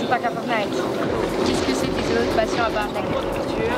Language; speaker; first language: French; native; French